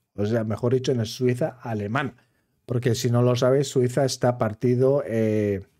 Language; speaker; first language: Spanish; non-native, fluent; German